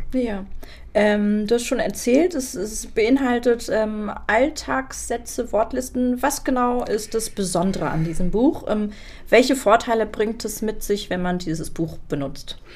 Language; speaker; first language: German; native; German